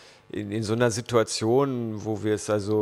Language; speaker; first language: German; native; German